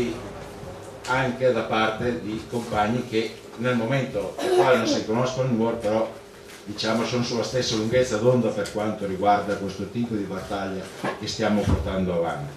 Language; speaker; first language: Italian; native; Italian